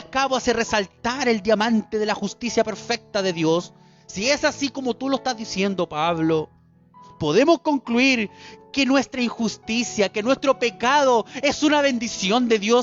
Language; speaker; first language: Spanish; native; Spanish